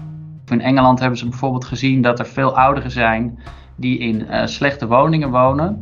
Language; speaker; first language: Dutch; native; Dutch